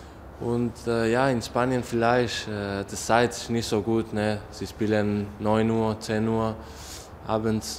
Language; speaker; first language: German; non-native, learner; Spanish